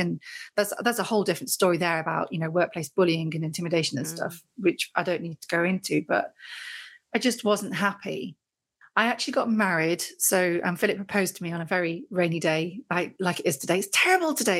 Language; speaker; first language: English; native; English